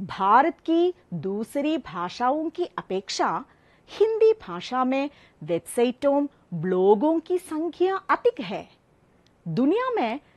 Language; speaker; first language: Hindi; non-native, local second language; Malayalam